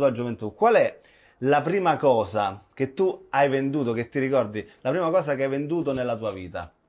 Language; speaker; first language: Italian; native; Italian